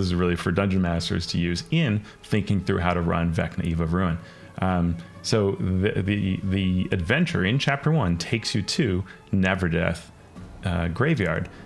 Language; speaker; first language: English; native; English